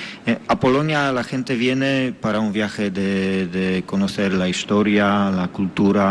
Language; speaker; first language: Spanish; non-native, fluent; Polish